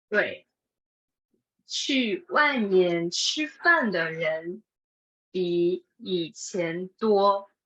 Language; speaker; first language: Chinese; non-native, fluent; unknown